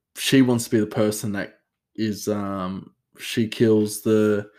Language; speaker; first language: English; native; English